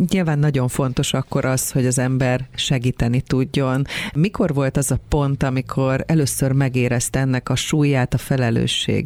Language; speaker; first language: Hungarian; native; Hungarian